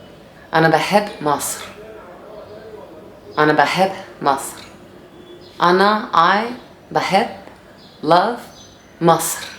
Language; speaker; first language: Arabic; non-native, learner; English